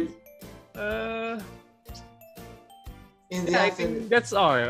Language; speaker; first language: English; non-native, learner; Indonesian